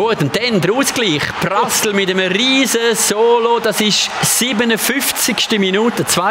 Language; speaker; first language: German; native; German